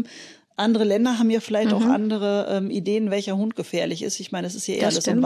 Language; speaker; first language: German; native; German